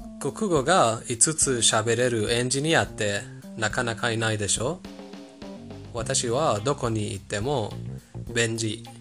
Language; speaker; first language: Japanese; non-native, fluent; Persian